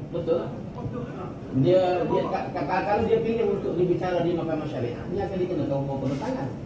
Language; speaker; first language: Malay; native; Malay